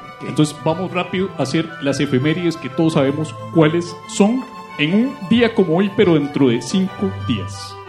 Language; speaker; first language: Spanish; native; Spanish